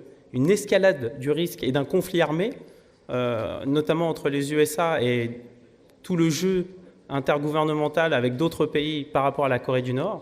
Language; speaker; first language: French; native; French